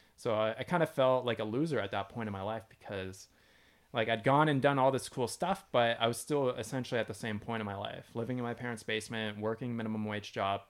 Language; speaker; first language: English; native; English